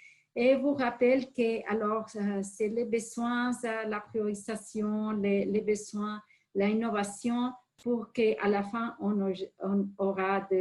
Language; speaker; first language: French; non-native, fluent; Spanish